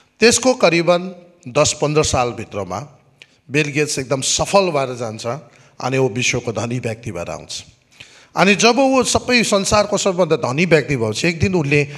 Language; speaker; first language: Nepali; native; Nepali